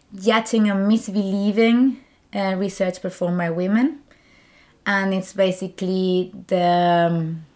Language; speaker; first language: English; non-native, fluent; Spanish